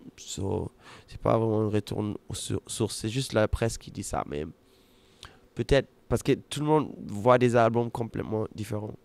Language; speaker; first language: French; non-native, fluent; German